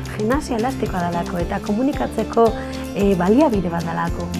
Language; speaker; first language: Basque; native; Basque